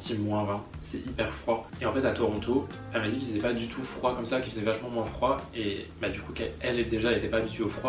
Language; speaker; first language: French; native; French